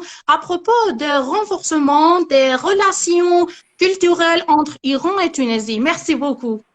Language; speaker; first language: French; non-native, learner; Persian